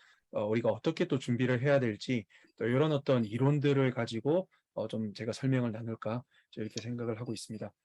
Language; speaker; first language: Korean; native; Korean